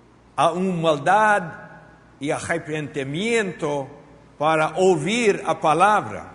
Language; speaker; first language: Portuguese; non-native, fluent; Spanish